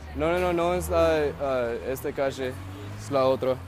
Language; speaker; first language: Spanish; non-native, learner; English